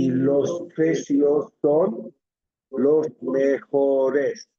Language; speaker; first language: Spanish; non-native, fluent; English